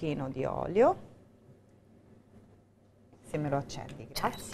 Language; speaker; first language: Italian; native; Italian